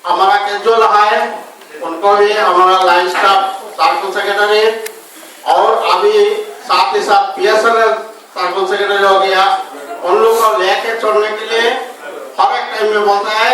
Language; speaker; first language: Hindi; non-native, local second language; Mizo